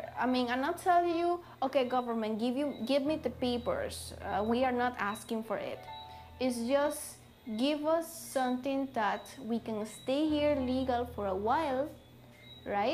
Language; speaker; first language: English; non-native, fluent; Spanish